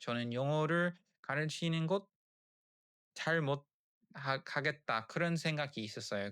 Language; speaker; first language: Korean; non-native, learner; English